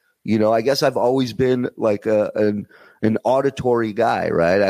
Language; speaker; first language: English; native; English